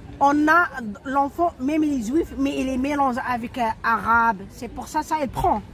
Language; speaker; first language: French; non-native, learner; Arabic